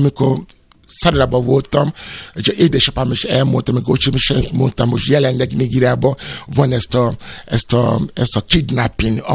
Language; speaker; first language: Hungarian; non-native, learner; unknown